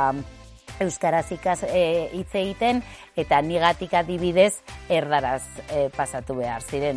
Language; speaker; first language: Basque; non-native, local second language; Spanish